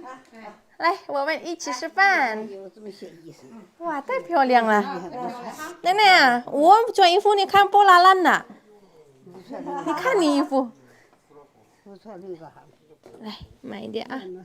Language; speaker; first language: Chinese; non-native, fluent; Indonesian